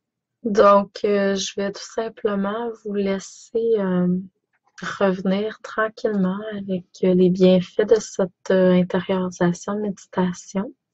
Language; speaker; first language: French; native; French